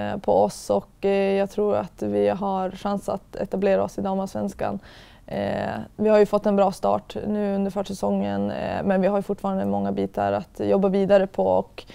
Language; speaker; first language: Swedish; native; Swedish